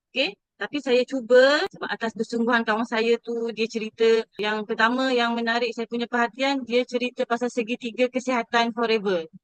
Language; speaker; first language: Malay; native; Malay